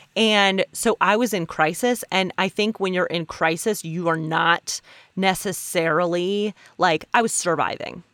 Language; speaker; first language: English; native; English